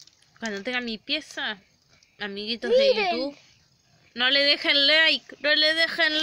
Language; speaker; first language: Spanish; native; Spanish